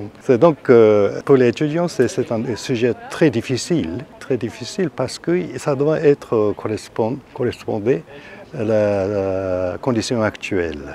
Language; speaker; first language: French; non-native, learner; Japanese